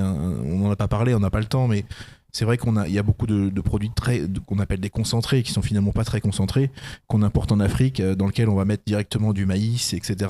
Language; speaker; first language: French; native; French